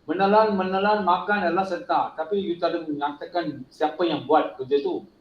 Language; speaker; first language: Malay; non-native, local second language; Tamil